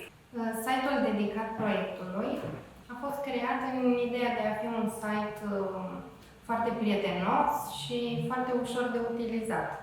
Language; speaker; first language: Romanian; native; Romanian